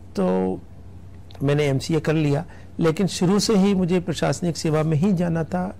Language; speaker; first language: Hindi; native; Hindi